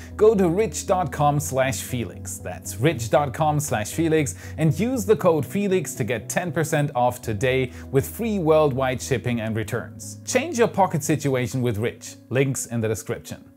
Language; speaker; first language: English; non-native, fluent; German